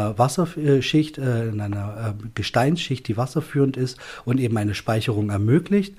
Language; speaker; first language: German; native; German